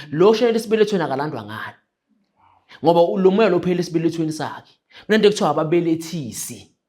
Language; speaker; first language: Zulu; native; Zulu